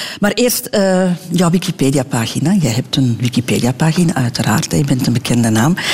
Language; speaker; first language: Dutch; native; Dutch